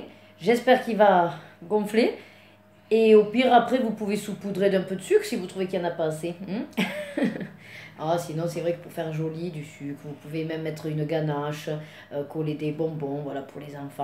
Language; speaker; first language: French; native; French